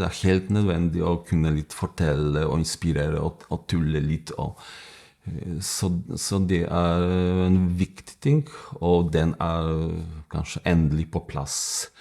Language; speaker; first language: Norwegian; non-native, fluent; Polish